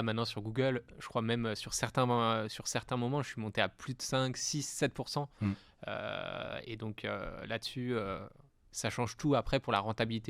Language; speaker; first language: French; native; French